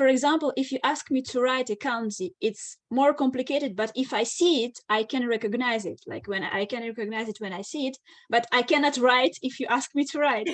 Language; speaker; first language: English; non-native, fluent; Russian